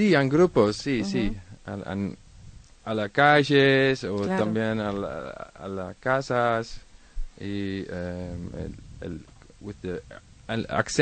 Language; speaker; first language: Spanish; non-native, learner; Dutch